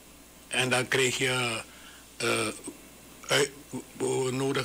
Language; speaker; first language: Dutch; non-native, local second language; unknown